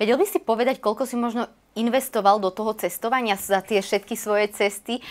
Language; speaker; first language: Slovak; native; Slovak